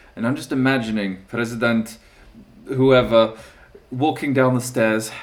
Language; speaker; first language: English; native; English